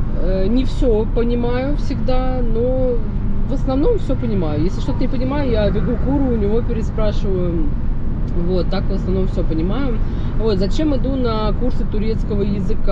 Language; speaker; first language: Russian; native; Russian